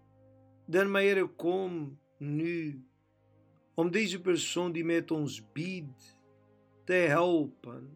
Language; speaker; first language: Dutch; non-native, fluent; Portuguese